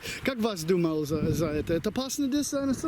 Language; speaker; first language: Russian; non-native, learner; English